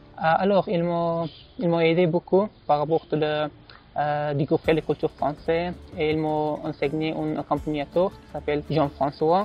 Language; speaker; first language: French; non-native, learner; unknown